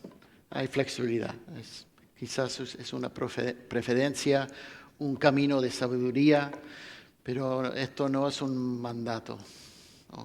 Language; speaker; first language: Spanish; non-native, fluent; English